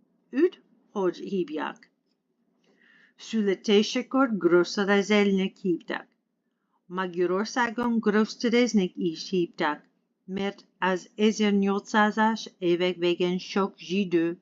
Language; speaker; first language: Hungarian; non-native, learner; English